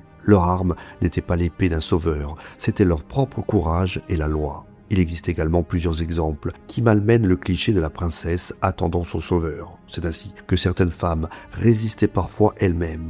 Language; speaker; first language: French; native; French